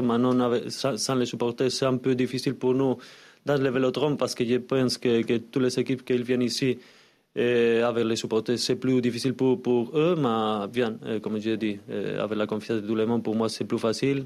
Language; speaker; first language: French; non-native, learner; Spanish